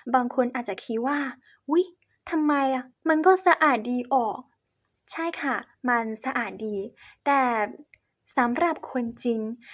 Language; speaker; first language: Thai; non-native, fluent; Chinese